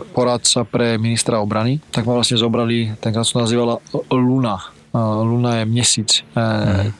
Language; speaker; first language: Slovak; early bilingual, other home language; Ukrainian